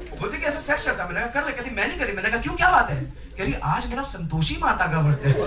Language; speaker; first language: Hindi; non-native, local second language; Bangla